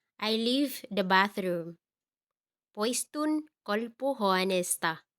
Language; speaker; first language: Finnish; non-native, learner; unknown